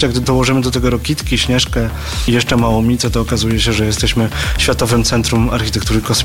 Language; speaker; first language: Polish; native; Polish